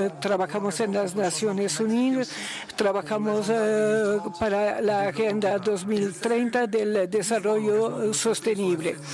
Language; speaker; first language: Spanish; non-native, learner; Luxembourgish